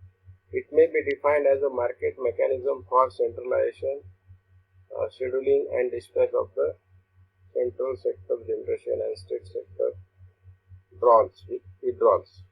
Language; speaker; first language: English; non-native, local second language; Marathi